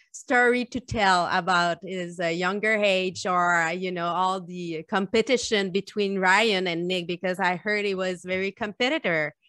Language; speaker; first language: English; non-native, fluent; French